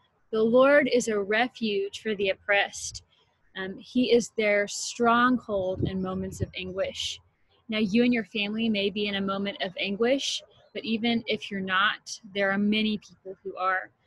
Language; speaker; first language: English; native; English